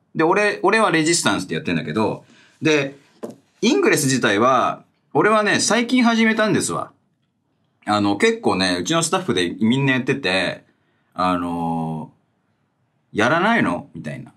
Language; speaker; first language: Japanese; native; Japanese